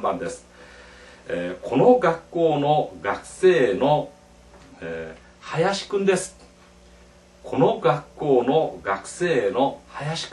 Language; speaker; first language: Japanese; non-native, fluent; Korean